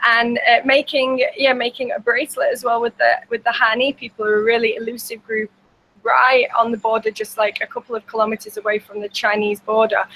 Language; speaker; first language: English; native; English